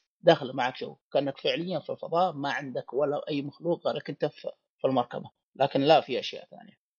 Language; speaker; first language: Arabic; native; Arabic